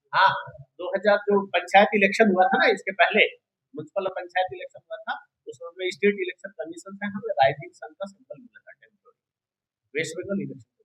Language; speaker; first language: Hindi; native; Hindi